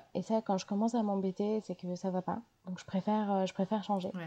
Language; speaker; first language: French; native; French